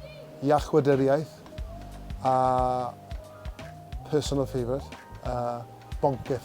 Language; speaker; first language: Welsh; non-native, local second language; English